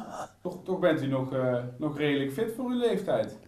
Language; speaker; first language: Dutch; native; Dutch